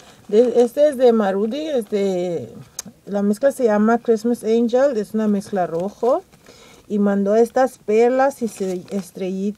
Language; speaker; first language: Spanish; early bilingual, heritage; Spanish